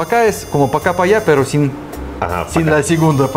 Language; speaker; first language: Spanish; non-native, fluent; Russian